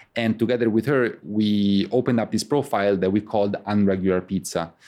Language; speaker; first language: English; non-native, fluent; Italian